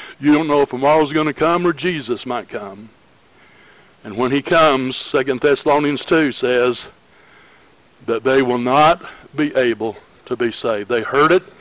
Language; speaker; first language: English; native; English